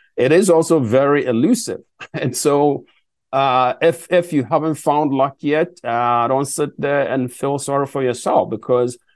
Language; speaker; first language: English; non-native, local second language; Akan